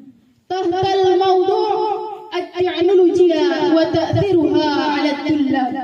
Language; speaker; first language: Arabic; non-native, learner; Indonesian